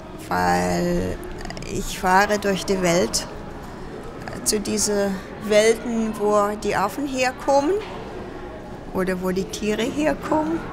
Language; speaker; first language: German; non-native, fluent; Russian